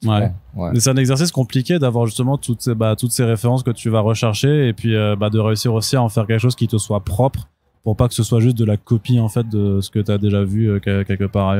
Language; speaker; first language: French; native; French